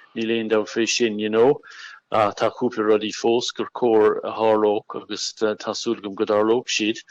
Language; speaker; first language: Irish; non-native, local second language; English